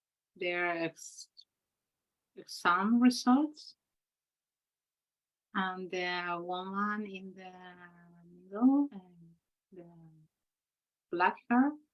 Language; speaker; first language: English; non-native, learner; Spanish